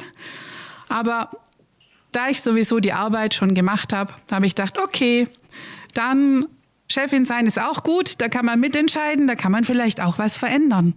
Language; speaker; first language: German; native; German